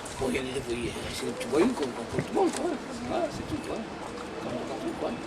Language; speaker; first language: French; native; French